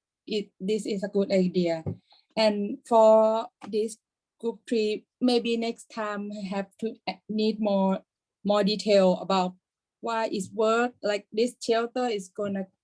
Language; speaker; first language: English; non-native, learner; Thai